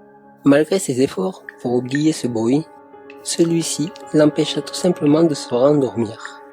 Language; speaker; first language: French; native; French